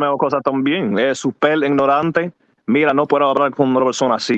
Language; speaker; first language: Spanish; early bilingual, heritage; English